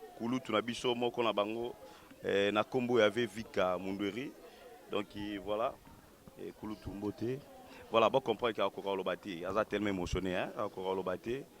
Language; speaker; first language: Lingala; native; Lingala